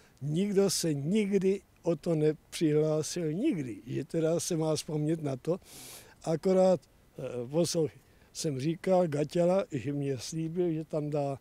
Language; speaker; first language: Czech; native; Czech